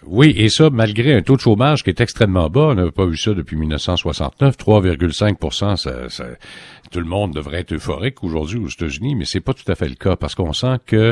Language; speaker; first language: French; native; French